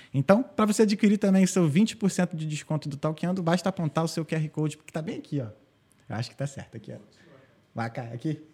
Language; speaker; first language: Portuguese; native; Portuguese